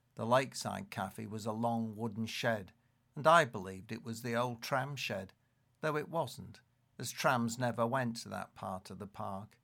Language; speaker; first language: English; native; English